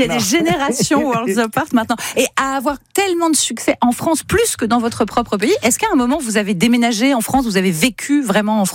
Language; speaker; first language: French; native; French